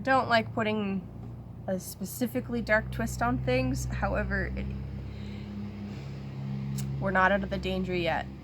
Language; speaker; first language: English; native; English